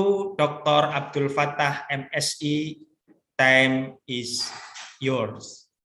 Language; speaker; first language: English; non-native, learner; Indonesian